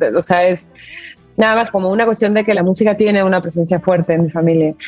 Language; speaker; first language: Spanish; native; Spanish